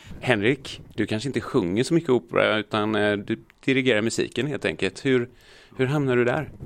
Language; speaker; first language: Swedish; native; Swedish